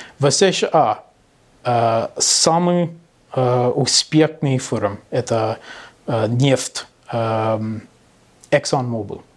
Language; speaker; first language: Russian; non-native, learner; English